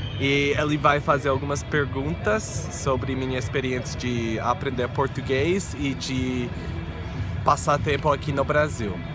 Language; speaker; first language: Portuguese; non-native, fluent; English